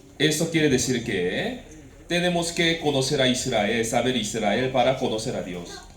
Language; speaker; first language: Spanish; non-native, fluent; Korean